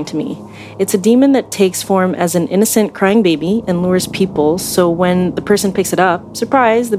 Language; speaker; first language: English; non-native, local second language; Filipino